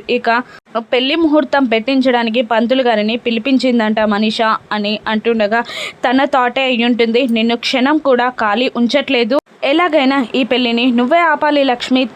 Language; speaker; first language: Telugu; native; Telugu